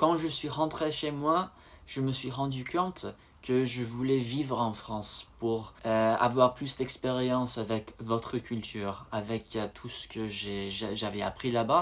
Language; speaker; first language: French; non-native, fluent; English